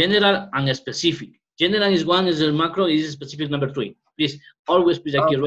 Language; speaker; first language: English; non-native, learner; Spanish